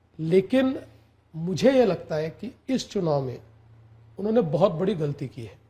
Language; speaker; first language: Hindi; non-native, local second language; Marathi